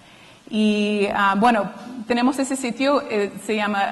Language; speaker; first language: Spanish; non-native, fluent; English